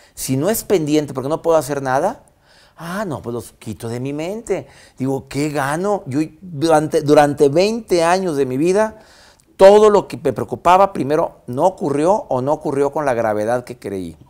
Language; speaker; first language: Spanish; native; Spanish